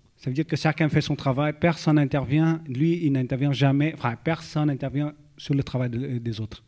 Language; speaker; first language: French; non-native, fluent; Vietnamese